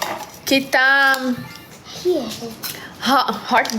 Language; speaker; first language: Indonesian; non-native, learner; Portuguese